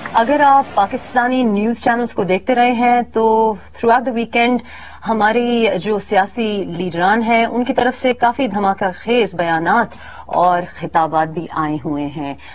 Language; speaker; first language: Urdu; non-native, local second language; Pashto